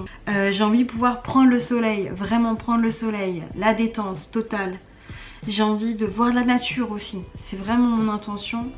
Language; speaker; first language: French; native; French